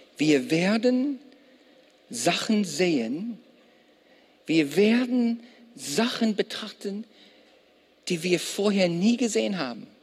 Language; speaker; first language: German; non-native, fluent; English